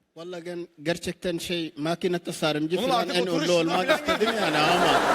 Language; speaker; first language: Turkish; non-native, learner; Arabic